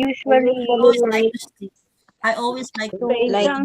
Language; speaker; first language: English; non-native, local second language; Filipino